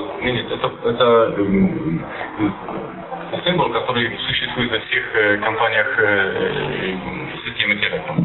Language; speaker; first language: Russian; non-native, fluent; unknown